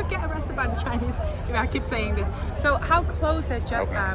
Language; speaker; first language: English; non-native, local second language; Cantonese